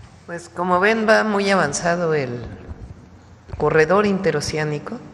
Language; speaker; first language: Spanish; native; Spanish